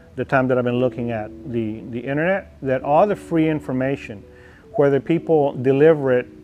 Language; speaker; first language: English; native; English